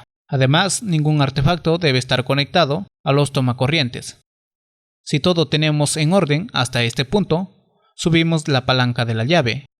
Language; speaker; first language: Spanish; native; Spanish